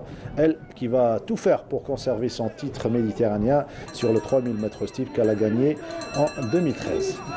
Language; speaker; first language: French; non-native, local second language; Arabic